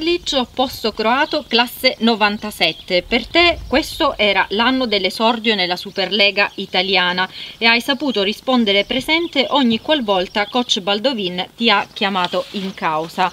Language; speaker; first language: Italian; native; Italian